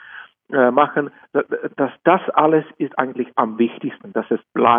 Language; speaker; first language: German; non-native, fluent; Czech